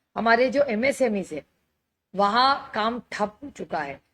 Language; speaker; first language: Hindi; non-native, local second language; Marathi